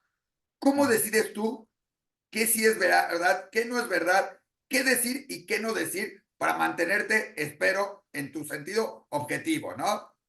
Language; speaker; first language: Spanish; native; Spanish